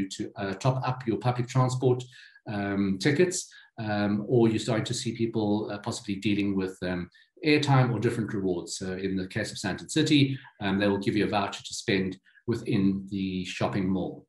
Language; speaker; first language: English; native; English